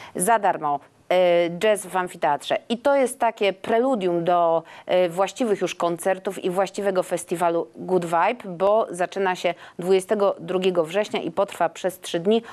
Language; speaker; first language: Polish; native; Polish